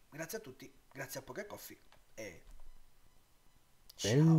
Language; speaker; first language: Italian; native; Italian